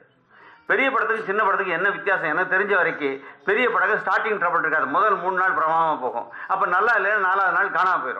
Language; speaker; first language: Tamil; native; Tamil